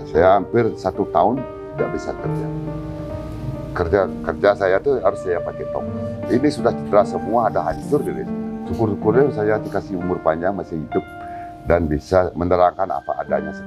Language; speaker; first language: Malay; non-native, local second language; Balinese